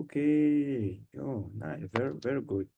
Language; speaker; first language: English; non-native, learner; Portuguese